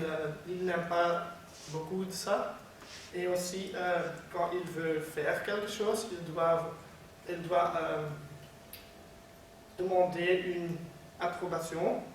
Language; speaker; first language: French; non-native, learner; Dutch